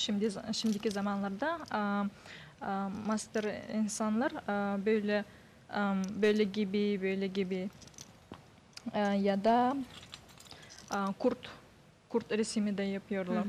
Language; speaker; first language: Turkish; non-native, learner; Yakut